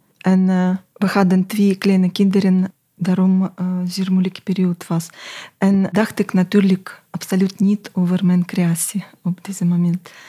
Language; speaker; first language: Dutch; non-native, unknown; Russian